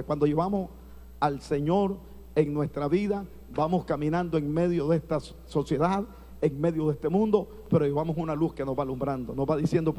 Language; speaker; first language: Spanish; native; Spanish